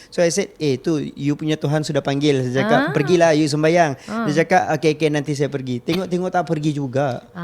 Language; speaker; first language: Malay; non-native, local second language; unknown